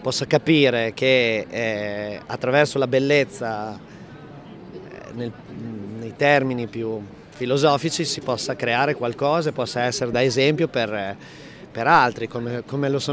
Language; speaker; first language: Italian; native; Italian